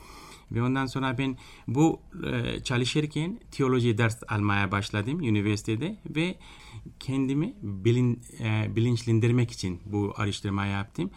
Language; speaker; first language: Turkish; non-native, fluent; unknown